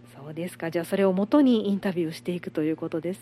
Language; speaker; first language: Japanese; native; Japanese